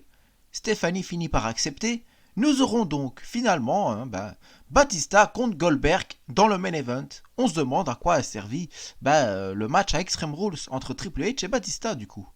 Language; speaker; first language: French; native; French